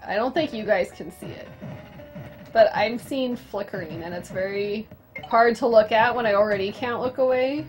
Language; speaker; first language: English; native; English